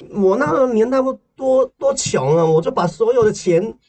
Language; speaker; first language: Chinese; non-native, fluent; Cantonese